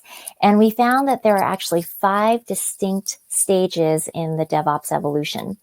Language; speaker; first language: English; native; English